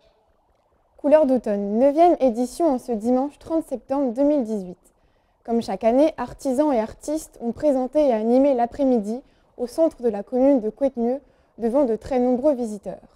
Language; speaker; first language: French; native; French